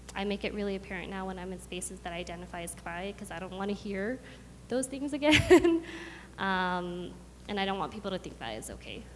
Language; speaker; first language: English; early bilingual, other home language; Khmer